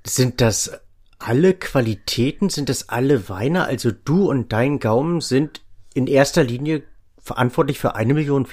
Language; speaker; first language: German; native; German